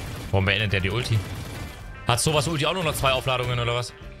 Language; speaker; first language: German; native; German